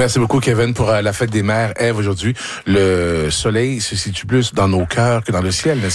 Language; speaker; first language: French; native; French